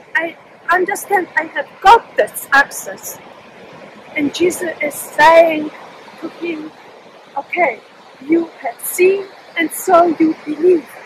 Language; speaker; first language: English; non-native, fluent; Polish